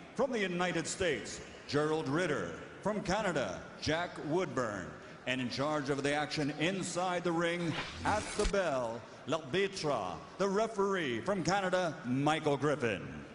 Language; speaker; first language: English; native; English